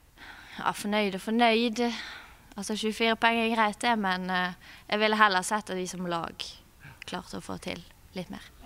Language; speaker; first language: Norwegian; native; Norwegian